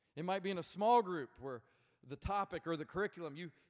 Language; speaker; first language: English; native; English